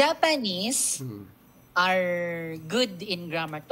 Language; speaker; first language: English; non-native, local second language; Filipino